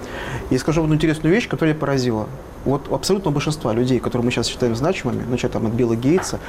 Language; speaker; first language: Russian; native; Russian